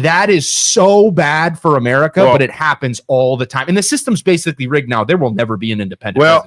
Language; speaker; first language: English; native; English